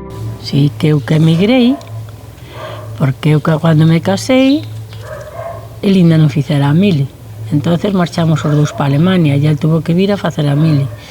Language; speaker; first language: Galician; native; Galician